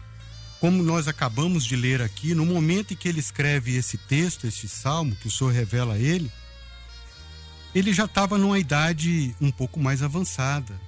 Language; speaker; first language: Portuguese; native; Portuguese